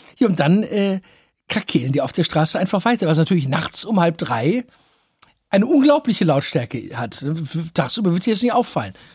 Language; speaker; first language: German; native; German